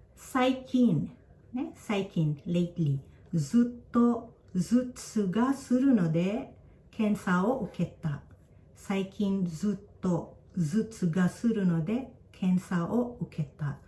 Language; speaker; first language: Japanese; non-native, fluent; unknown